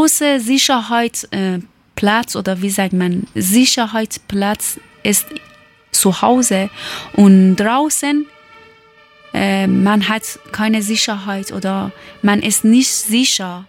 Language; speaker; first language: German; non-native, learner; Persian